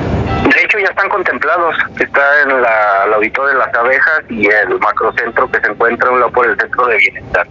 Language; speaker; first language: Spanish; native; Spanish